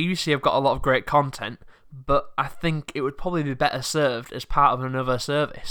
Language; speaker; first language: English; native; English